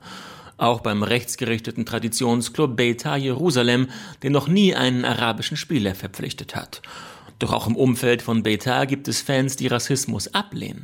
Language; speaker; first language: German; native; German